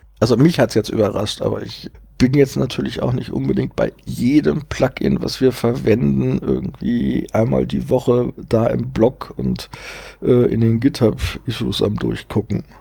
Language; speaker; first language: German; native; German